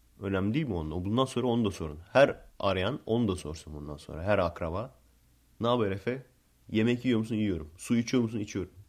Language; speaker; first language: Turkish; early bilingual, heritage; Turkish